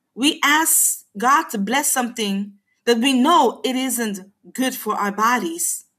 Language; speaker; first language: English; non-native, fluent; Papiamento